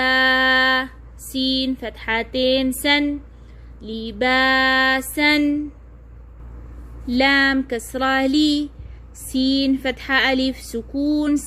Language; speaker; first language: Arabic; non-native, fluent; Oromo